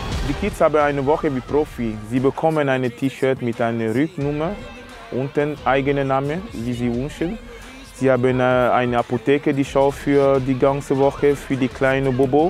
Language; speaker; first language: German; non-native, fluent; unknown